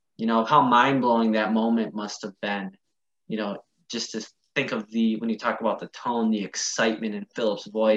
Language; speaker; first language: English; native; English